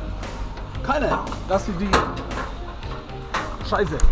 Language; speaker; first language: German; non-native, learner; Serbian